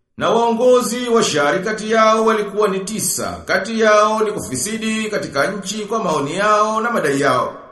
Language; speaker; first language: Swahili; native; Swahili